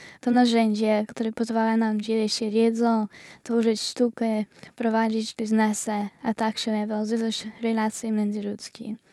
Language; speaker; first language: Polish; non-native, learner; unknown